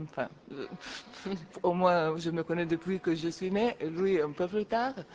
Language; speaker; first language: French; non-native, fluent; Italian